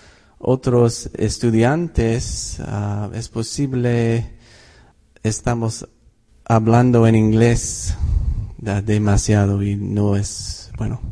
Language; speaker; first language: Spanish; non-native, fluent; English